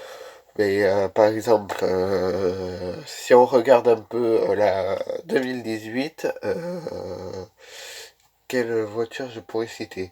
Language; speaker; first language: French; native; French